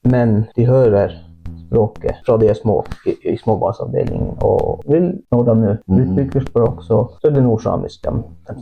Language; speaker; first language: Norwegian; non-native, local second language; Northern Sami